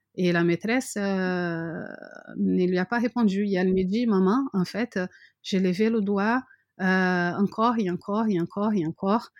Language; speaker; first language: French; non-native, fluent; Portuguese